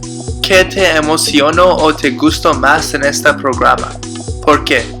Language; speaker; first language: Spanish; non-native, learner; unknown